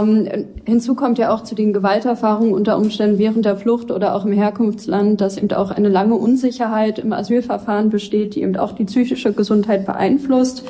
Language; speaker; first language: German; native; German